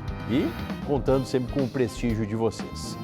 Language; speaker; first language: Portuguese; native; Portuguese